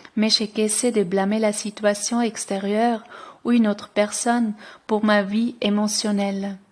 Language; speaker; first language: French; non-native, local second language; Swiss German